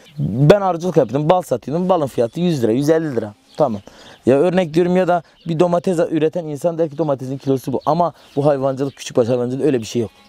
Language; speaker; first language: Turkish; non-native, local second language; Kurdish